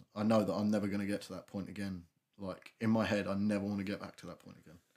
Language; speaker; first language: English; native; English